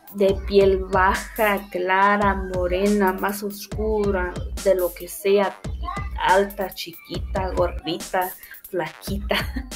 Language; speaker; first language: Spanish; early bilingual, heritage; Spanish